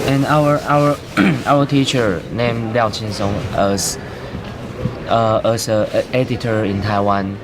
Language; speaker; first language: English; non-native, learner; Chinese